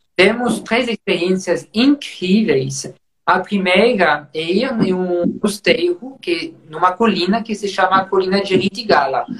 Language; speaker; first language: Portuguese; non-native, fluent; French